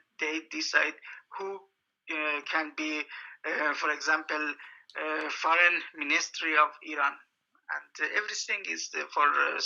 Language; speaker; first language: English; non-native, fluent; Persian